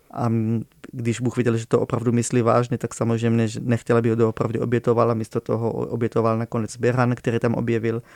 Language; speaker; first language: Czech; non-native, fluent; Hebrew